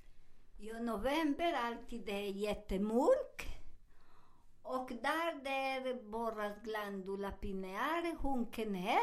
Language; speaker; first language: Swedish; non-native, learner; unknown